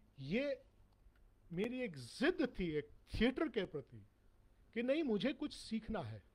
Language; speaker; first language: Hindi; non-native, local second language; Bangla